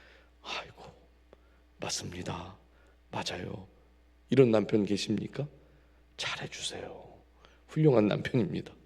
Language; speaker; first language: Korean; native; Korean